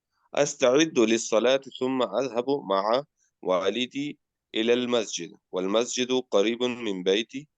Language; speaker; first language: Arabic; non-native, learner; Urdu